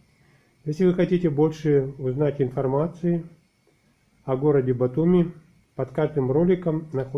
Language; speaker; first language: Russian; native; Russian